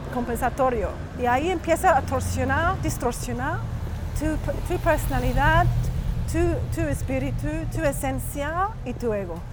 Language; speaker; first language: Spanish; non-native, fluent; English